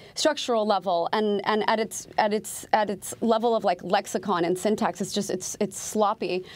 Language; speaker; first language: English; native; English